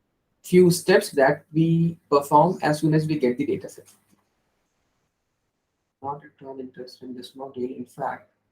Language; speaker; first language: English; non-native, local second language; Hindi